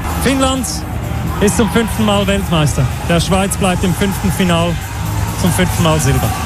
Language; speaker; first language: German; native; German